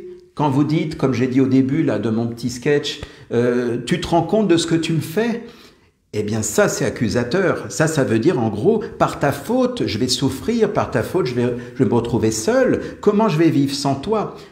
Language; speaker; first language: French; native; French